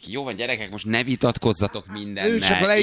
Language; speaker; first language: Hungarian; native; Hungarian